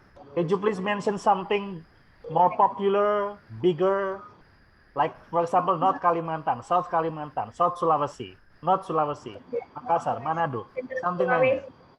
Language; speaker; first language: English; non-native, fluent; Indonesian